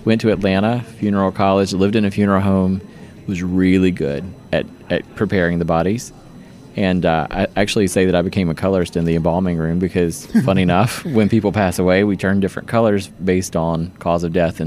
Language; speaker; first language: English; native; English